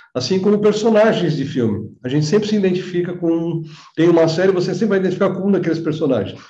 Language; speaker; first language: Portuguese; native; Portuguese